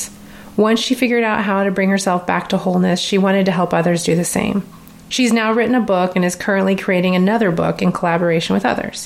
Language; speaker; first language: English; native; English